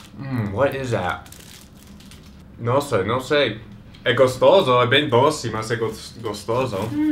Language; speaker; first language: Portuguese; non-native, fluent; English